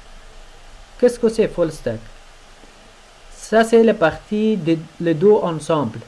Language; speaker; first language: French; non-native, learner; Persian